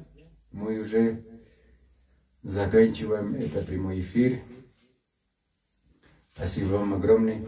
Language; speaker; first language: Russian; non-native, learner; Spanish